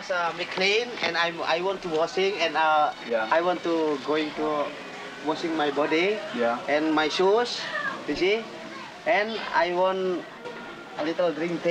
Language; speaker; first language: English; non-native, learner; Indonesian